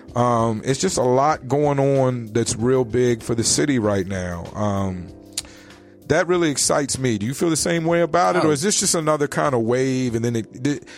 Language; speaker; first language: English; native; English